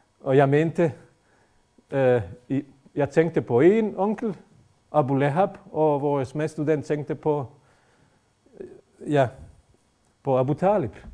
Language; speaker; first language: Danish; non-native, fluent; Bosnian